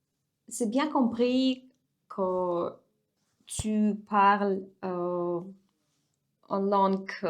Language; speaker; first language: French; non-native, learner; Russian